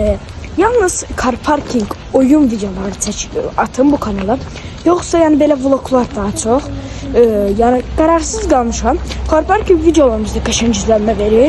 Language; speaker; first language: Turkish; non-native, learner; Azerbaijani